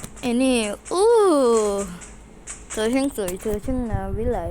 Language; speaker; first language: Thai; native; Thai